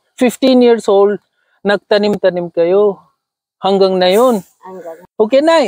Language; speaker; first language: Filipino; non-native, learner; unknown